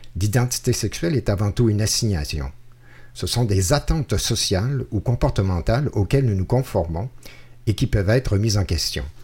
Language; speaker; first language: French; native; French